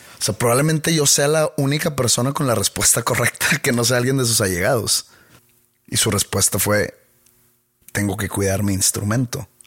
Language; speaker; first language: Spanish; native; Spanish